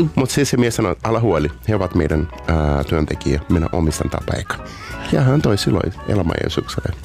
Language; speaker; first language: Finnish; non-native, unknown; Portuguese